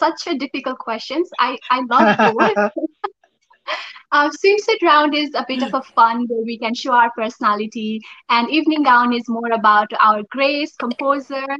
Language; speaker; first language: English; non-native, local second language; Nepali